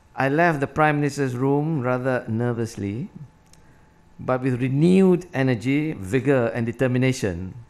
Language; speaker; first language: English; non-native, local second language; Malay